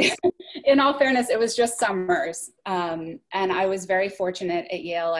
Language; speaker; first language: English; native; English